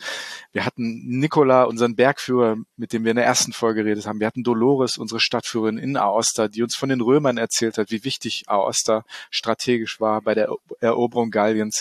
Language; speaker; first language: German; native; German